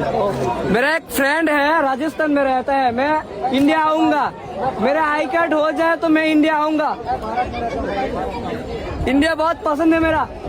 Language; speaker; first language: Hindi; non-native, learner; Bangla